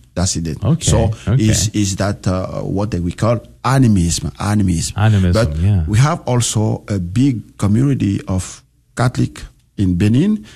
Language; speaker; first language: English; non-native, learner; French